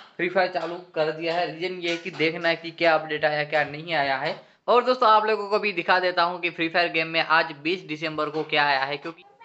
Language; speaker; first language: Hindi; non-native, local second language; Gujarati